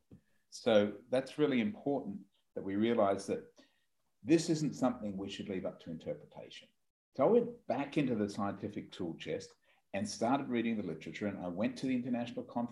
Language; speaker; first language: English; native; English